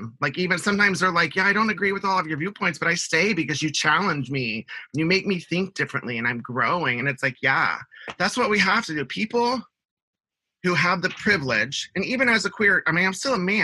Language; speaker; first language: English; native; English